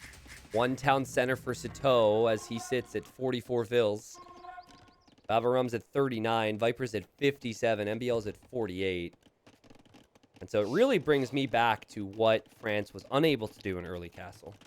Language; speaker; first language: English; native; English